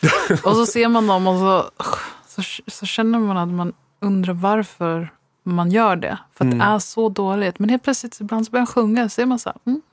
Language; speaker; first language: Swedish; native; Swedish